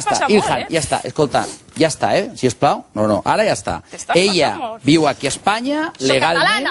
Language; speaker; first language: Spanish; non-native, local second language; Catalan